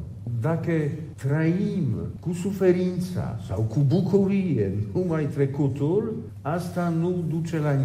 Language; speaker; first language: Romanian; non-native, fluent; Polish